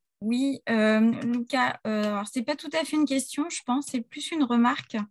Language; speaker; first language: French; native; French